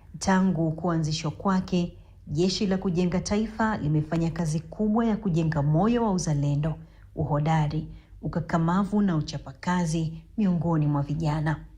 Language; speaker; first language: Swahili; native; Swahili